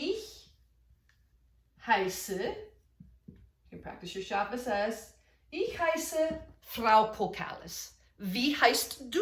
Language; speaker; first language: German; non-native, fluent; English